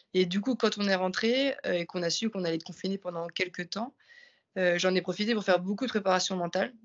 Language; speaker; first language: French; native; French